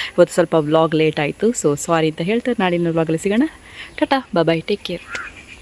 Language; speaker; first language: Kannada; non-native, local second language; Tulu